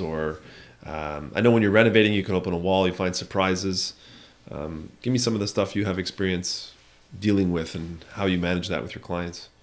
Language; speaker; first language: English; native; English